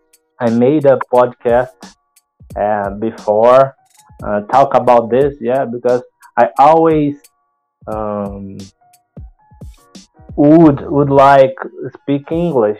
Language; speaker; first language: English; non-native, learner; Portuguese